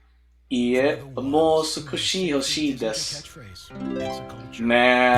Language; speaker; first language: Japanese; non-native, learner; English